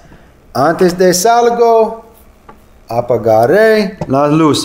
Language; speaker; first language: Spanish; non-native, learner; English